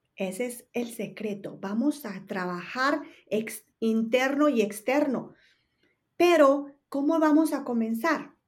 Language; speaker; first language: Spanish; native; Spanish